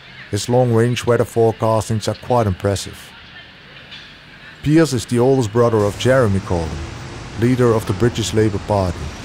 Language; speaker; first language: English; non-native, fluent; Dutch